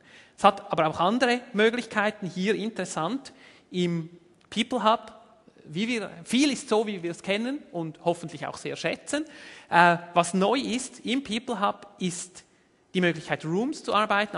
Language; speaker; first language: German; native; German